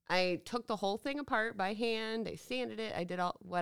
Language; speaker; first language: English; native; English